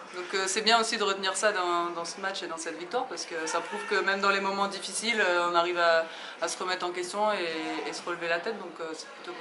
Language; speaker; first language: French; native; French